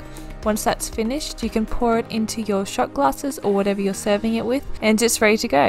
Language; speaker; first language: English; native; English